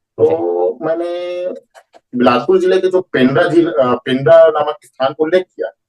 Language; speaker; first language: Hindi; native; Hindi